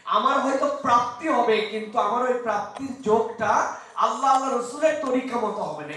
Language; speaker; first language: Bangla; native; Bangla